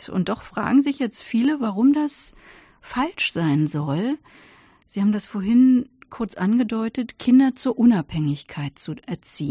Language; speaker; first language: German; native; German